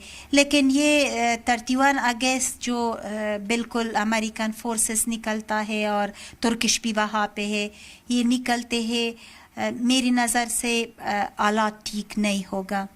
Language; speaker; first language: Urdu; non-native, learner; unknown